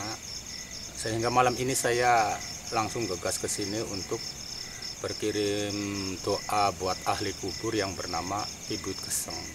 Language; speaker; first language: Indonesian; non-native, local second language; Javanese